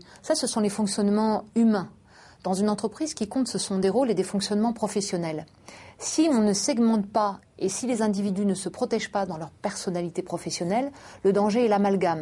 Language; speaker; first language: French; native; French